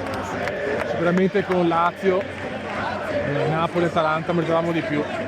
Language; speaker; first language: Italian; native; Italian